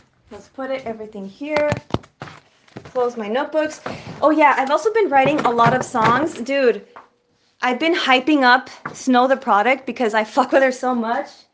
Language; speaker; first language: English; early bilingual, other home language; Spanish